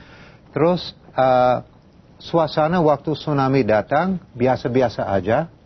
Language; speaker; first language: Indonesian; non-native, fluent; English